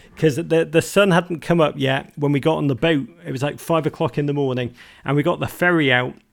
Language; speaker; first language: English; native; English